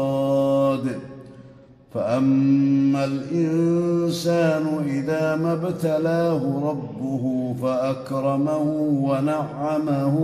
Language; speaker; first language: Arabic; native; Arabic